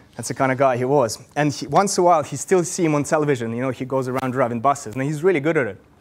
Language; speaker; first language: English; non-native, fluent; Russian